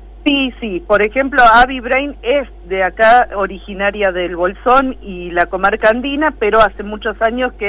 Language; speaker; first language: Spanish; native; Spanish